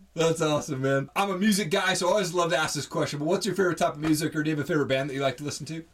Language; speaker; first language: English; native; English